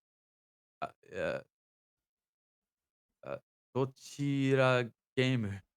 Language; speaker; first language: Japanese; non-native, learner; English